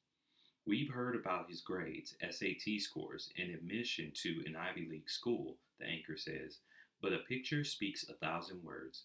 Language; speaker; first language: English; native; English